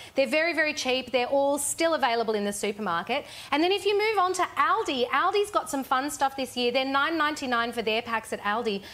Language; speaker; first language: English; native; English